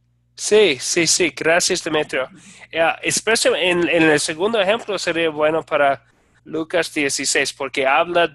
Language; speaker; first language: Spanish; non-native, fluent; English